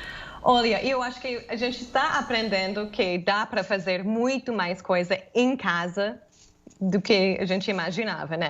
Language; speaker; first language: Portuguese; non-native, fluent; English